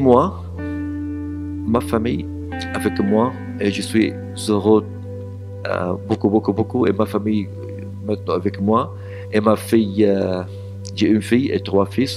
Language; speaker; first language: French; non-native, learner; Arabic